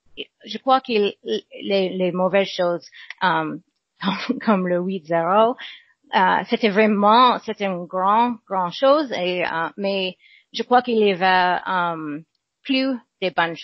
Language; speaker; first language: French; non-native, learner; English